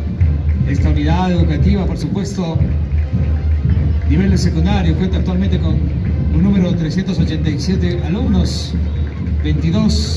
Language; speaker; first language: Spanish; native; Spanish